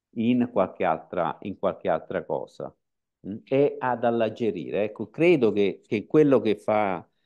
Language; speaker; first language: Italian; native; Italian